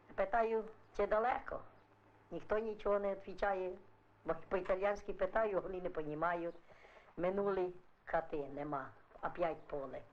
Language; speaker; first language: Ukrainian; non-native, fluent; Italian